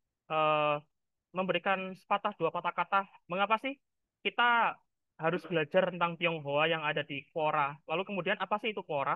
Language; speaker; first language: Indonesian; native; Indonesian